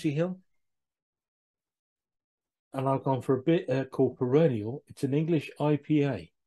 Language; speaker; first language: English; native; English